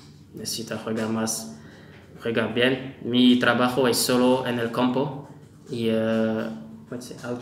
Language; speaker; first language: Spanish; non-native, learner; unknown